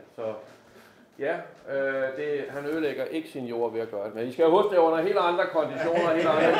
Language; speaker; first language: Danish; native; Danish